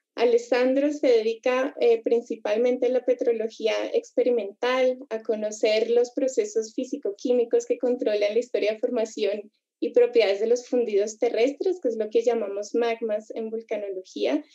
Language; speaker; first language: Spanish; native; Spanish